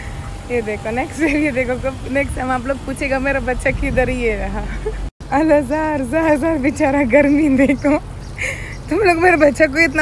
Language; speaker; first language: Hindi; non-native, local second language; Pashto